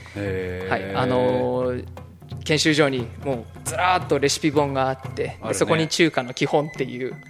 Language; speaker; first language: Japanese; early bilingual, other home language; English